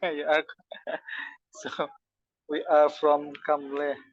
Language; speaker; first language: English; non-native, learner; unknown